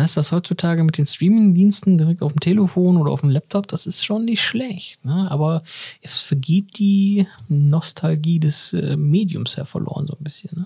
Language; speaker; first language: German; native; German